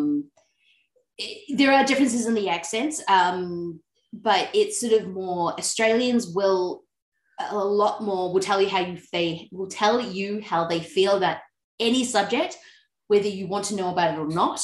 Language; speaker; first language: English; native; English